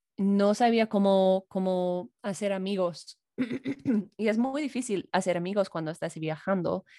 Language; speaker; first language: Spanish; non-native, fluent; English